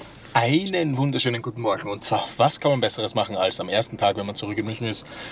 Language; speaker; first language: German; native; German